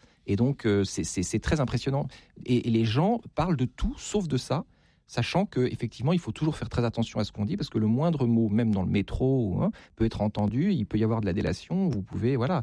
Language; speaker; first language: French; native; French